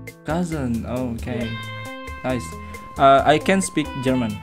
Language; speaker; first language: English; non-native, learner; Indonesian